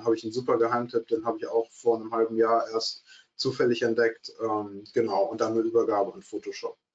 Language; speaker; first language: German; native; German